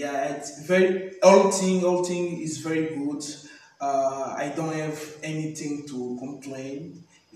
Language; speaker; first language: English; non-native, fluent; Portuguese